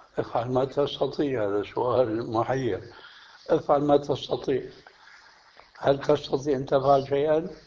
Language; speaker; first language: Arabic; early bilingual, other home language; Albanian